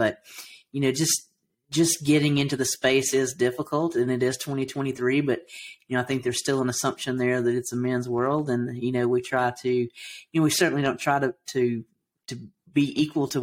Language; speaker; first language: English; native; English